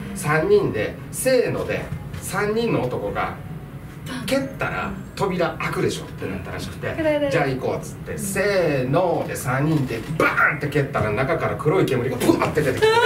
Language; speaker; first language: Japanese; native; Japanese